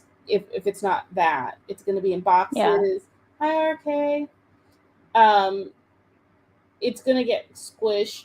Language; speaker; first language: English; native; English